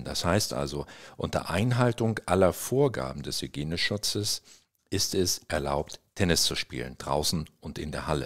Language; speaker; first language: German; native; German